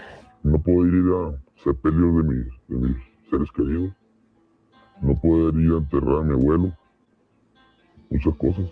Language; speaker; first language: Spanish; native; Spanish